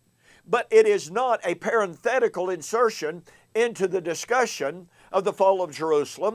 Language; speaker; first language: English; native; English